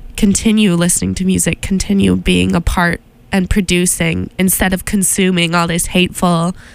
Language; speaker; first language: English; native; English